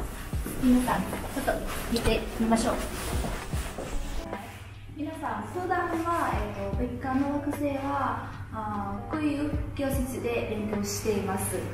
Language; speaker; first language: Japanese; non-native, learner; Vietnamese